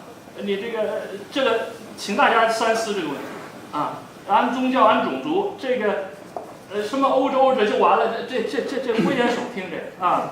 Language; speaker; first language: Chinese; native; Chinese